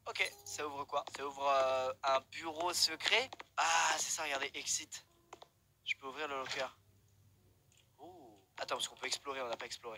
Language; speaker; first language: French; native; French